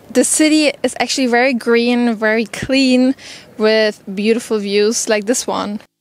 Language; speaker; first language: English; non-native, fluent; German